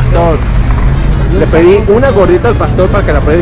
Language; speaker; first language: Spanish; native; Spanish